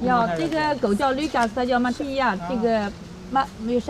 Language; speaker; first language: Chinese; native; Chinese